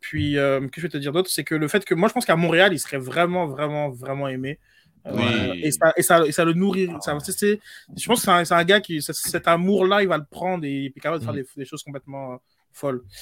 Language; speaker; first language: French; native; French